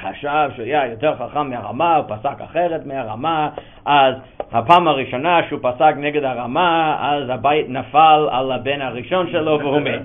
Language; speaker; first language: Hebrew; non-native, fluent; English